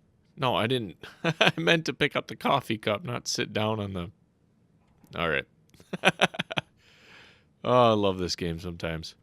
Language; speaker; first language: English; native; English